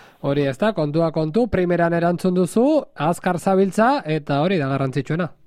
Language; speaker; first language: Basque; native; Basque